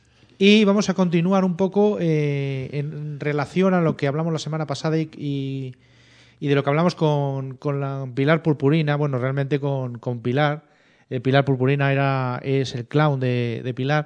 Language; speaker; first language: Spanish; native; Spanish